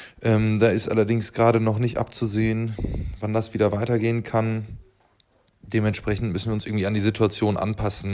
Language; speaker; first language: German; native; German